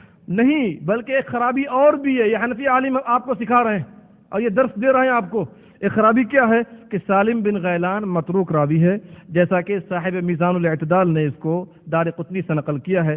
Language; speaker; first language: Urdu; native; Urdu